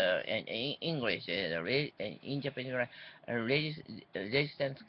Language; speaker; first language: English; non-native, learner; Japanese